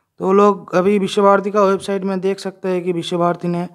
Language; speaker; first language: Hindi; non-native, local second language; Bangla